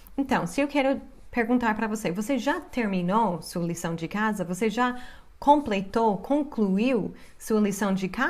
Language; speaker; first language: Portuguese; non-native, fluent; English